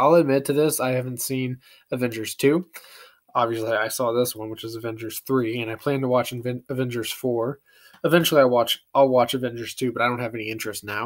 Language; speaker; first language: English; native; English